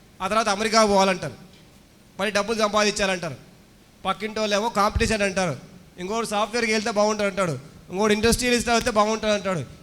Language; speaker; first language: Telugu; native; Telugu